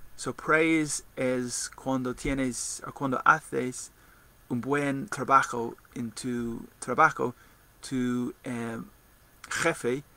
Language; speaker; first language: Spanish; non-native, learner; English